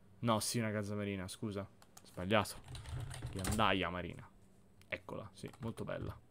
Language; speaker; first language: Italian; native; Italian